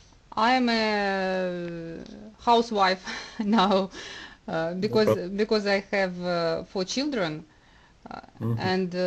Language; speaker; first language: English; non-native, learner; Russian